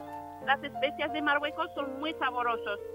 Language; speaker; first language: Spanish; non-native, fluent; Arabic